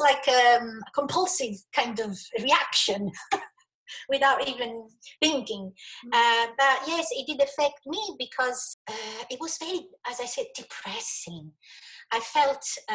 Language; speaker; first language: English; non-native, fluent; Italian